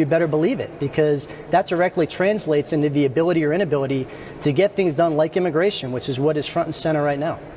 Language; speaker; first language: English; native; English